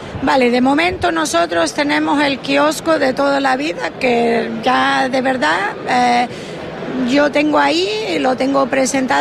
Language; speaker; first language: Spanish; non-native, fluent; English